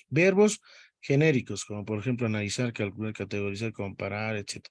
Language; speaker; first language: Spanish; native; Spanish